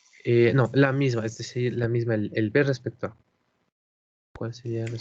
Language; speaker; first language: Spanish; native; Spanish